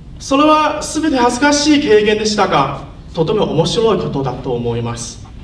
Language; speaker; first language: Japanese; non-native, learner; Chinese